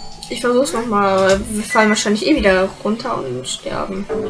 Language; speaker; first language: German; native; German